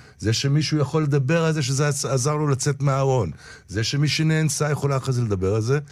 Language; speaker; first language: Hebrew; native; Hebrew